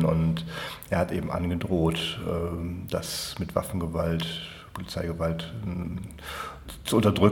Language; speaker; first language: German; native; German